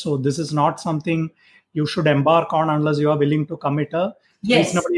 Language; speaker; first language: English; non-native, local second language; Malayalam